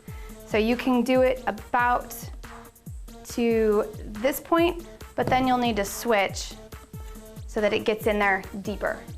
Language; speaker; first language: English; native; English